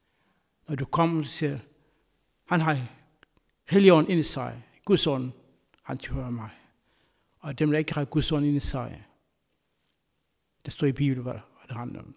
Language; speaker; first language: Danish; non-native, fluent; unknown